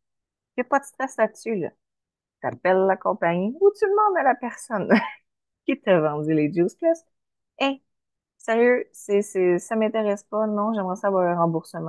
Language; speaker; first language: French; native; French